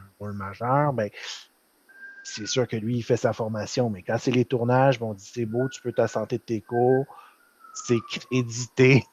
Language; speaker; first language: French; native; French